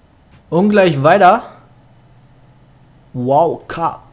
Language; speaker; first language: German; native; German